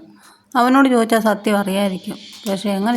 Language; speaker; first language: Malayalam; native; Malayalam